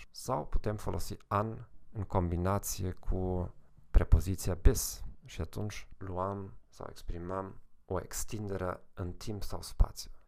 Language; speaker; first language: Romanian; non-native, fluent; German